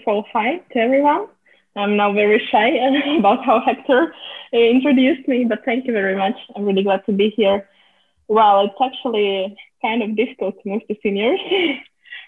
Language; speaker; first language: English; non-native, fluent; Russian